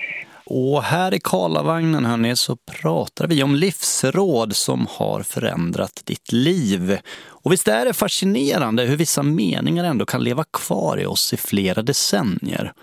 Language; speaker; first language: Swedish; native; Swedish